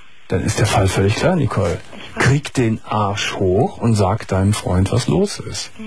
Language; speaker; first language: German; native; German